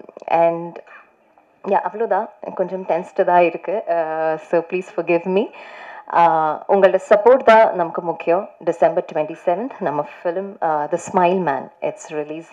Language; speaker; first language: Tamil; non-native, fluent; Malayalam